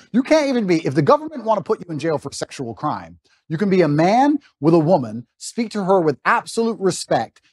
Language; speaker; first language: English; native; English